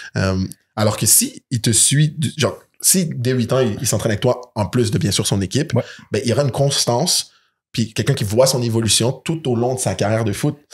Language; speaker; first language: French; native; French